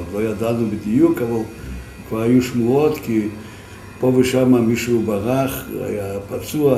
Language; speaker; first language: Hebrew; non-native, fluent; Yiddish